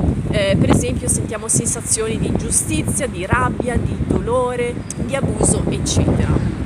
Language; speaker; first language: Italian; native; Italian